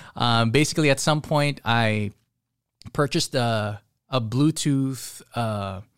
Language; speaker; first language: English; non-native, local second language; Pampanga